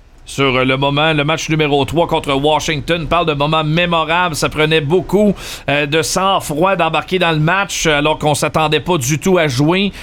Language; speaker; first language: French; native; French